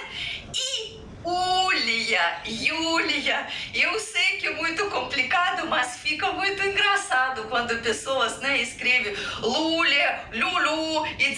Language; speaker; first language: Portuguese; non-native, fluent; Russian